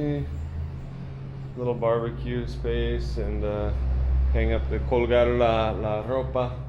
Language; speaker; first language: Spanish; non-native, learner; English